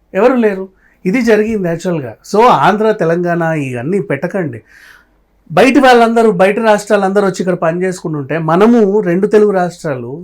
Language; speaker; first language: Telugu; native; Telugu